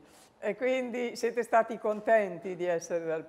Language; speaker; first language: Italian; native; Italian